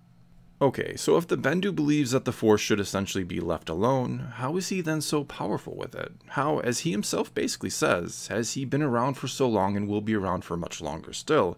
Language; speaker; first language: English; native; English